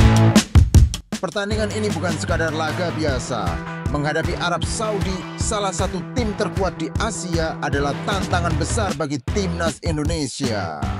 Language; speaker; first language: Indonesian; native; Indonesian